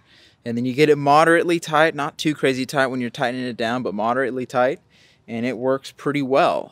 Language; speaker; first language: English; native; English